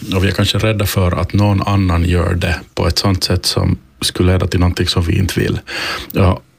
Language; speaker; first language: Swedish; native; Swedish